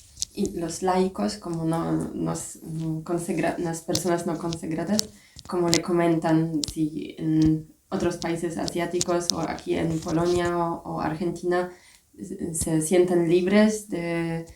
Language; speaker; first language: Spanish; non-native, fluent; Polish